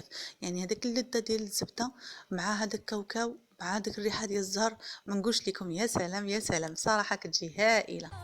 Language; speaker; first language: Arabic; native; Arabic